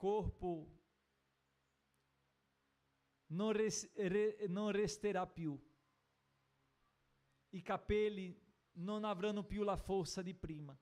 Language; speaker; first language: Italian; non-native, fluent; Portuguese